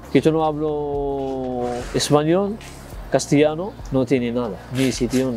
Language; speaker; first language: Spanish; non-native, learner; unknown